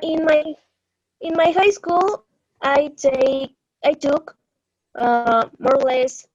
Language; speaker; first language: English; non-native, learner; Spanish